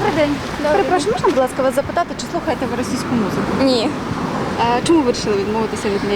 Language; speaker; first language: Ukrainian; native; Ukrainian